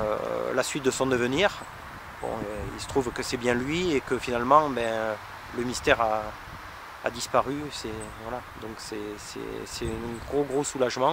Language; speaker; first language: French; native; French